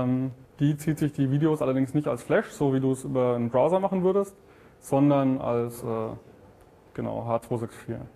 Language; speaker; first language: German; native; German